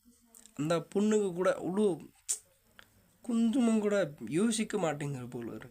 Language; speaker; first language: Tamil; non-native, fluent; Nepali